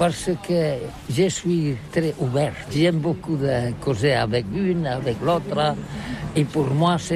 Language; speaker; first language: French; non-native, learner; Catalan